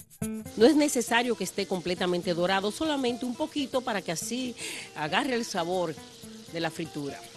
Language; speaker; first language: Spanish; native; Spanish